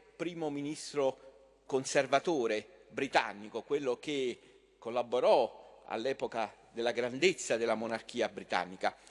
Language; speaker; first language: Italian; native; Italian